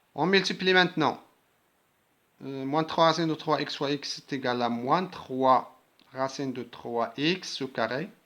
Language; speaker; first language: French; non-native, local second language; Arabic